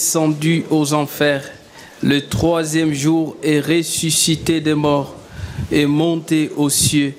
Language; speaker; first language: French; native; French